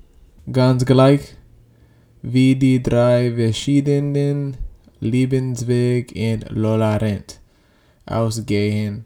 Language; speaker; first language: German; non-native, learner; English